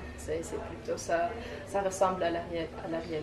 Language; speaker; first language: French; non-native, fluent; Tajik